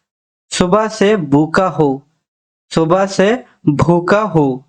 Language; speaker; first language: Hindi; non-native, fluent; Bangla